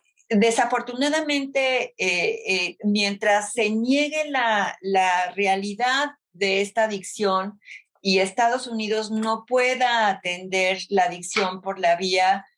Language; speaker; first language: Spanish; native; Spanish